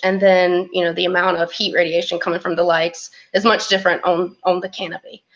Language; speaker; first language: English; native; English